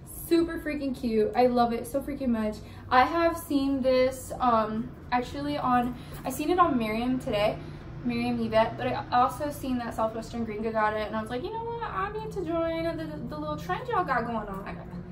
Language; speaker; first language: English; early bilingual, other home language; Spanish